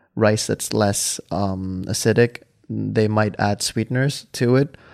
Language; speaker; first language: English; non-native, fluent; Thai